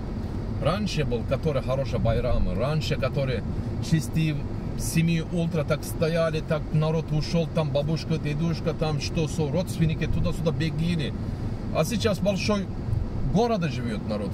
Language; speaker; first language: Russian; non-native, learner; Turkish